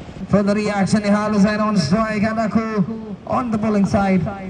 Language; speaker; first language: English; non-native, local second language; Malayalam